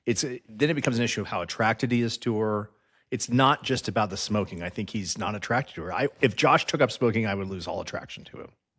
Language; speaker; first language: English; native; English